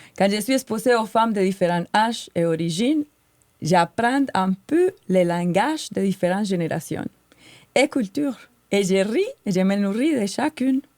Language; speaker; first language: French; non-native, fluent; Spanish